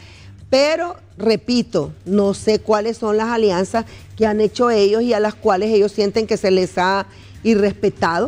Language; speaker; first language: Spanish; native; Spanish